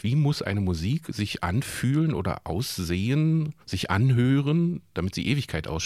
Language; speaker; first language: German; native; German